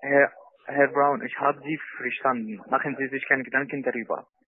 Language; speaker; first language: German; non-native, learner; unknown